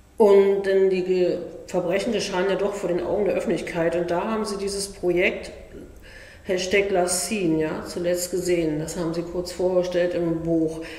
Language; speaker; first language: German; native; German